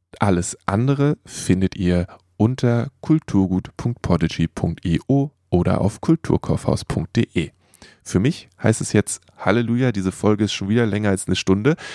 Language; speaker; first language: German; native; German